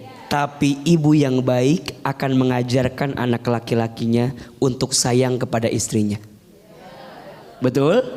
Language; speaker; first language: Indonesian; native; Indonesian